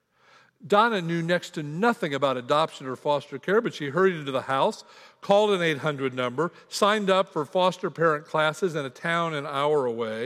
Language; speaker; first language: English; native; English